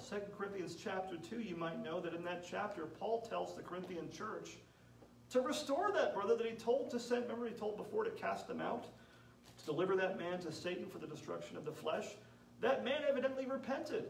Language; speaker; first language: English; native; English